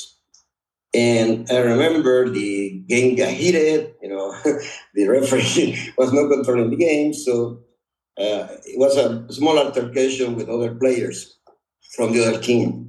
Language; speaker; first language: English; non-native, fluent; Spanish